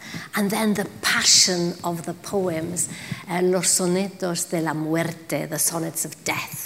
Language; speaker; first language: English; non-native, local second language; Welsh